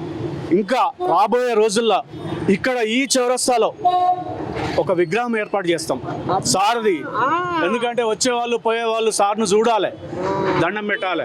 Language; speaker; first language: Telugu; native; Telugu